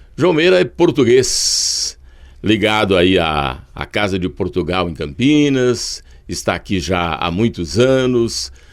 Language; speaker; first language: Portuguese; native; Portuguese